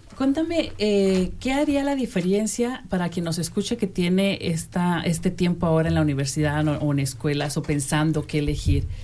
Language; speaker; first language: Spanish; native; Spanish